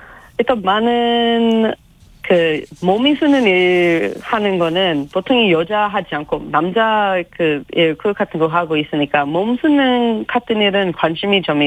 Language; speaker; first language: Korean; non-native, fluent; English